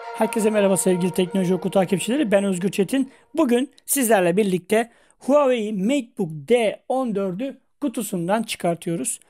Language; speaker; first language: Turkish; native; Turkish